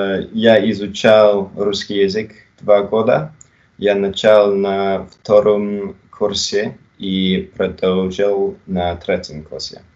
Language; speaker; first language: Russian; non-native, learner; English